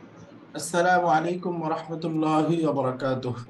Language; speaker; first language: Arabic; non-native, fluent; Bangla